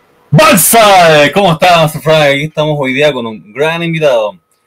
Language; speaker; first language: Spanish; native; Spanish